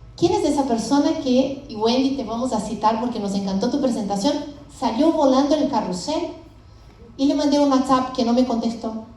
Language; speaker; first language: Spanish; native; Spanish